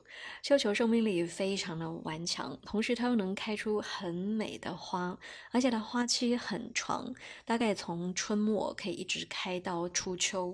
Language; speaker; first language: Chinese; native; Chinese